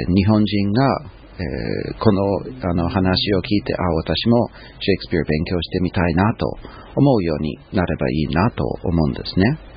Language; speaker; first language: Japanese; non-native, fluent; English